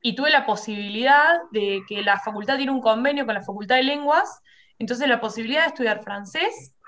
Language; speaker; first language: Spanish; native; Spanish